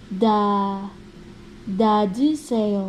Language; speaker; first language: Korean; non-native, learner; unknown